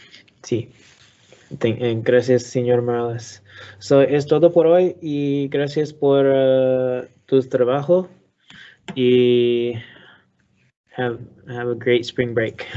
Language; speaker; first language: Spanish; non-native, learner; English